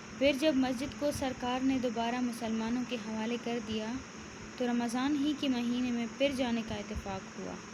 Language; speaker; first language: Urdu; non-native, local second language; Pashto